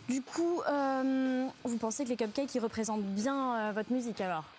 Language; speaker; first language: French; native; French